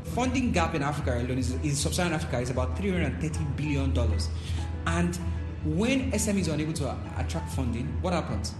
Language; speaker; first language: English; non-native, local second language; Yoruba